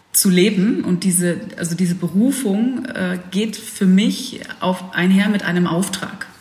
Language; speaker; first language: German; early bilingual, other home language; Dutch